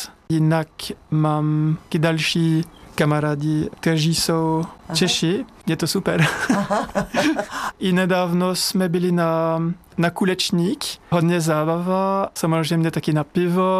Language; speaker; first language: Czech; non-native, learner; French